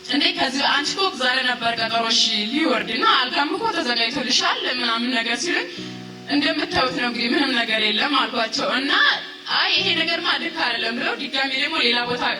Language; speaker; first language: Amharic; native; Amharic